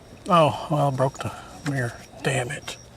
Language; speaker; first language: English; native; English